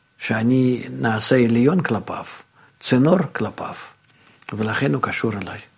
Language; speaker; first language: Hebrew; non-native, fluent; Russian